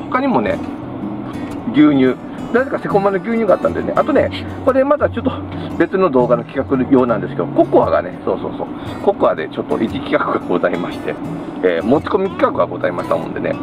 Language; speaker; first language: Japanese; native; Japanese